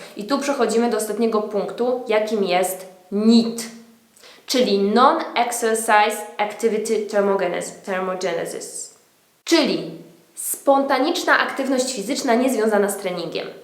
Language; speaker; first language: Polish; native; Polish